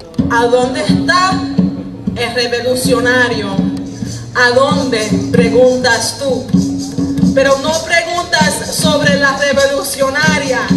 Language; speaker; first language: Spanish; early bilingual, heritage; Spanish